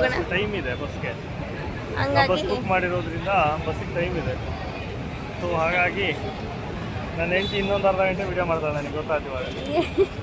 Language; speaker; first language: Kannada; native; Kannada